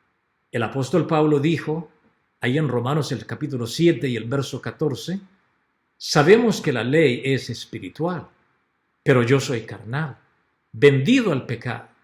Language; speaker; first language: Spanish; native; Spanish